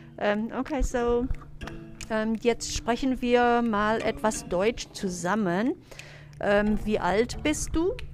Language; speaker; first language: German; non-native, fluent; English